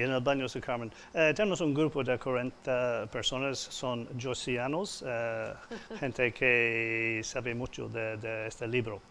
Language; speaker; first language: Spanish; non-native, fluent; English